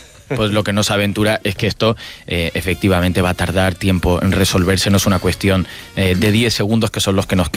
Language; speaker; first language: Spanish; native; Spanish